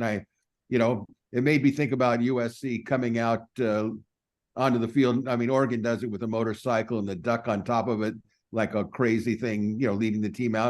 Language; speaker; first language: English; native; English